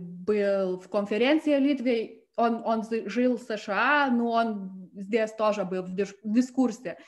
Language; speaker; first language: Russian; non-native, fluent; Lithuanian